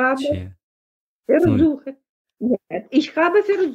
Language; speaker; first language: German; non-native, fluent; Russian